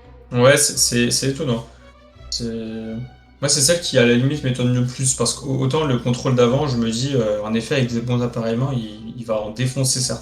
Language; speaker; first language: French; native; French